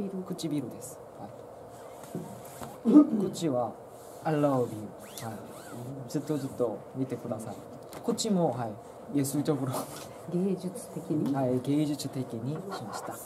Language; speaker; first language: Japanese; non-native, learner; Korean